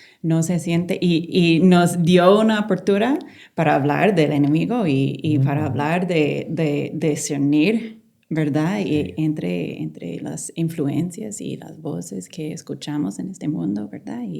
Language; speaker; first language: Spanish; non-native, fluent; English